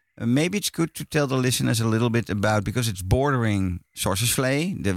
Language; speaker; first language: English; non-native, fluent; Dutch